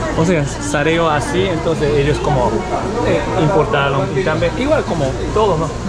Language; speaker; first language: Spanish; non-native, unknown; Japanese